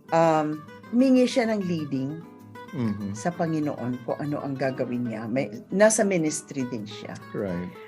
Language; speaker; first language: Filipino; non-native, local second language; Hiligaynon